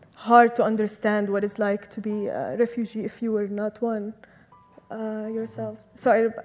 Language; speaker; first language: English; non-native, fluent; Arabic